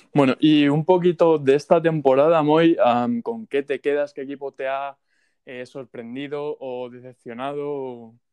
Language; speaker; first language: Spanish; native; Spanish